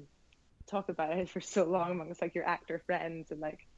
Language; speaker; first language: English; native; English